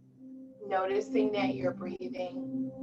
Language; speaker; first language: English; native; English